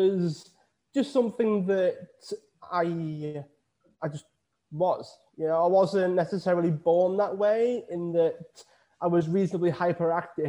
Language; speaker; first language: English; native; English